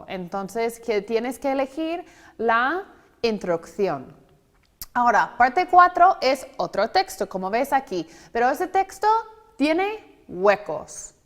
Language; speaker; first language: Spanish; non-native, fluent; English